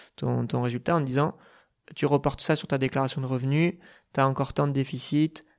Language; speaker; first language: French; native; French